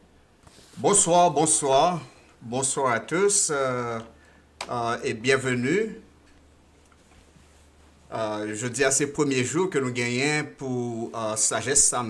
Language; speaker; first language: French; non-native, local second language; Haitian Creole